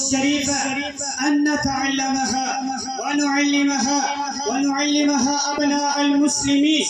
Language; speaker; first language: Arabic; non-native, learner; Urdu